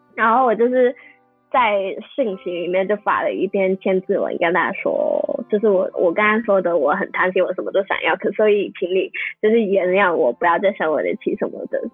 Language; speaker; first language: Chinese; non-native, fluent; Cantonese